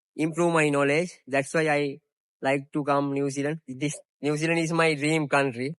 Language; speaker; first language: English; non-native, local second language; Sinhala